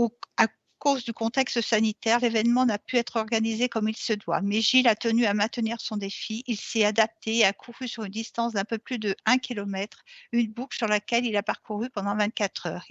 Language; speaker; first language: French; native; French